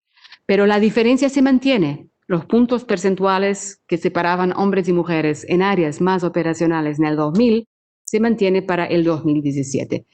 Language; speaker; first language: Spanish; non-native, fluent; Portuguese